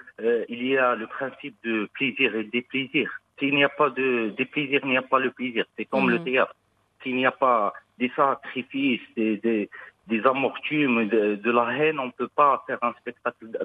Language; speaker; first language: French; non-native, local second language; Arabic